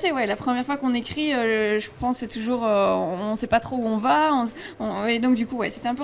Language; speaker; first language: French; native; French